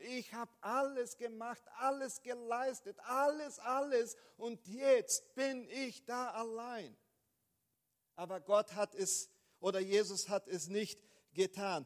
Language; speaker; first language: German; non-native, fluent; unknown